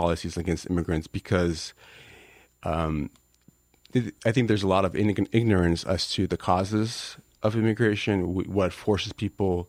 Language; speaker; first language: English; non-native, fluent; Spanish